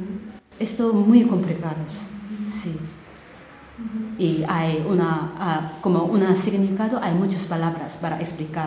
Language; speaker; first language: Spanish; non-native, learner; Korean